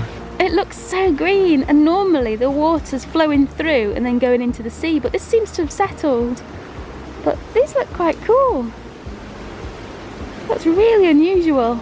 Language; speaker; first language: English; native; English